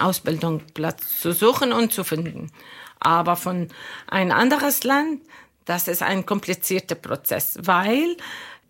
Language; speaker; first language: German; non-native, fluent; Arabic